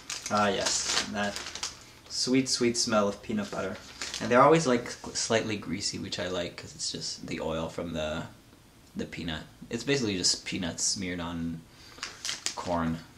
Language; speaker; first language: English; native; English